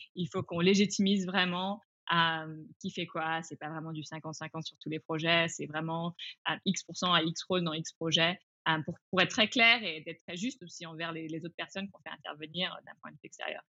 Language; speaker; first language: French; early bilingual, other home language; English